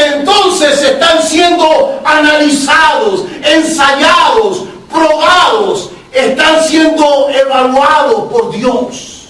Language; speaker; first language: Spanish; native; Spanish